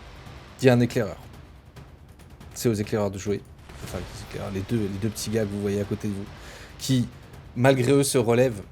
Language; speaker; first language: French; native; French